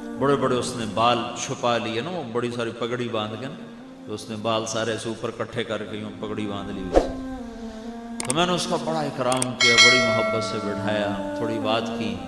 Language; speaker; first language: Urdu; non-native, local second language; Punjabi